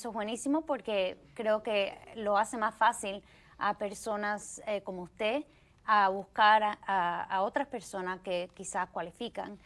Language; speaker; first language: Spanish; early bilingual, heritage; Spanish